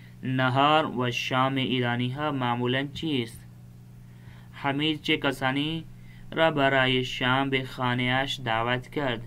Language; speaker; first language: Persian; non-native, fluent; Urdu